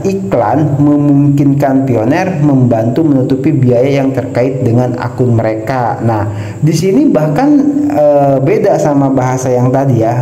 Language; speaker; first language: Indonesian; native; Indonesian